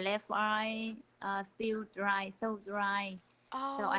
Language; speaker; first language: English; non-native, learner; Vietnamese